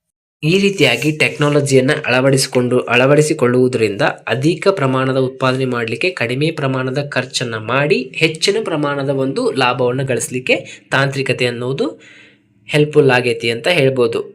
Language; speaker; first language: Kannada; native; Kannada